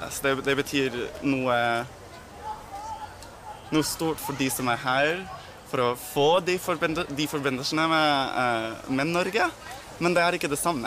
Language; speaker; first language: Swedish; non-native, fluent; English